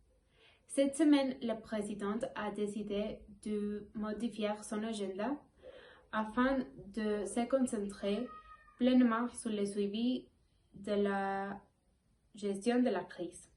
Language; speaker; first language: French; non-native, fluent; Spanish